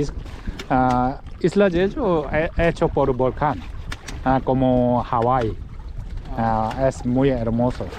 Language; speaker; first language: Spanish; non-native, learner; Korean